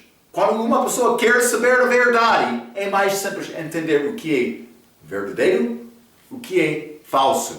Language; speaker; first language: Portuguese; non-native, fluent; English